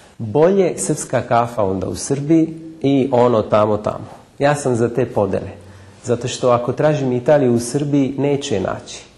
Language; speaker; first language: Serbian; non-native, fluent; Italian